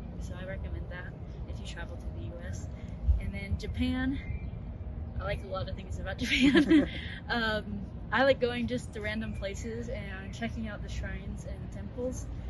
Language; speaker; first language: English; native; English